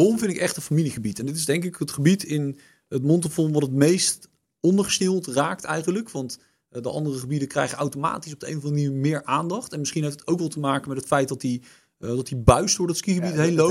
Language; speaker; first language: Dutch; native; Dutch